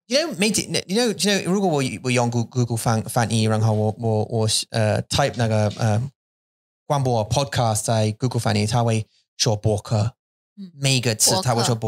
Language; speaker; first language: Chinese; non-native, learner; English